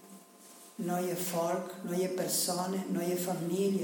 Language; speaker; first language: German; non-native, learner; Spanish